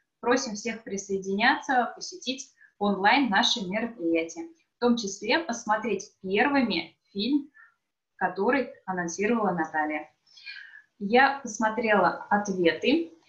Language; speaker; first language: Russian; native; Russian